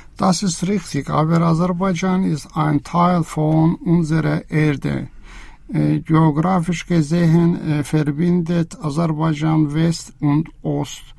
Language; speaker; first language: German; non-native, learner; Azerbaijani